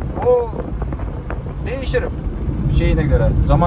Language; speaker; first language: Turkish; non-native, local second language; Kazakh